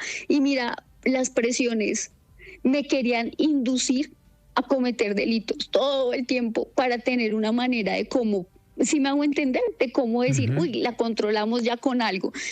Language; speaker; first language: Spanish; native; Spanish